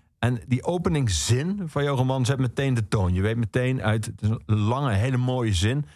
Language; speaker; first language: Dutch; native; Dutch